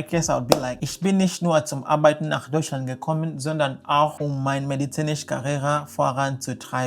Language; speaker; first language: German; non-native, fluent; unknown